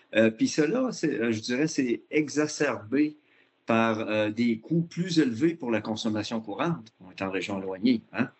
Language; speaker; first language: French; native; French